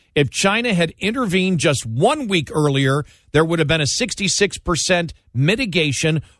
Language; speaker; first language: English; native; English